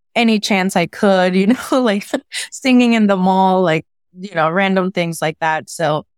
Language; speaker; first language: English; early bilingual, other home language; Spanish